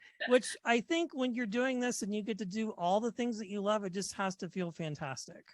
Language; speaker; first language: English; native; English